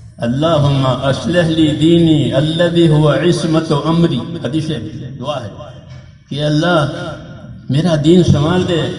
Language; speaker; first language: Urdu; non-native, local second language; Gujarati